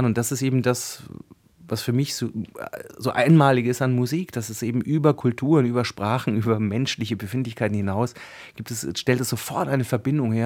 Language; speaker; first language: German; native; German